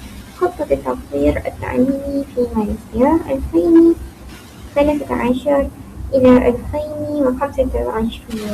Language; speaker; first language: Arabic; non-native, learner; Malay